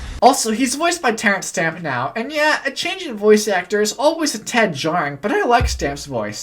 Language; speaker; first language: English; native; English